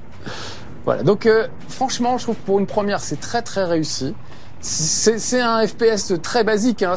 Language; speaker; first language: French; native; French